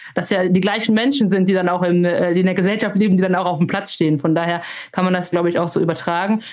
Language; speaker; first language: German; native; German